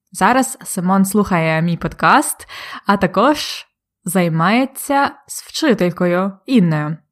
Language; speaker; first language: Ukrainian; native; Ukrainian